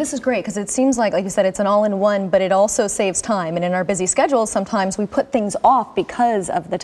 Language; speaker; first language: English; native; English